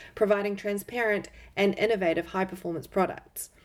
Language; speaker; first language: English; native; English